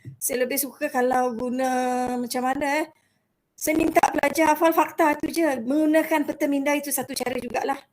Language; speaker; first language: Malay; non-native, local second language; Iban